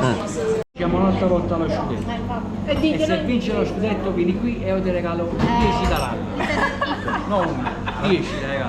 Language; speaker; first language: Italian; native; Italian